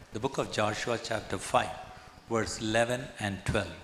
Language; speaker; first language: English; non-native, local second language; Malayalam